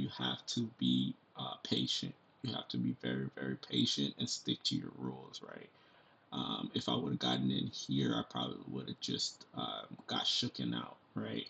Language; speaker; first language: English; native; English